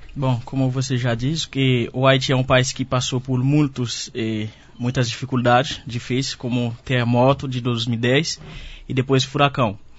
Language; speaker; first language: Portuguese; non-native, fluent; Haitian Creole